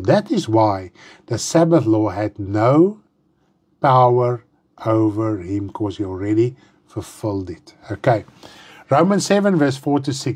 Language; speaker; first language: English; non-native, local second language; Afrikaans